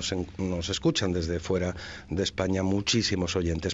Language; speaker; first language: Spanish; native; Spanish